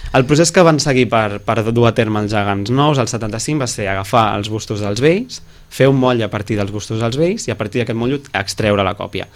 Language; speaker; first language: Catalan; native; Catalan